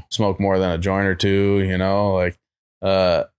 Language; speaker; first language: English; native; English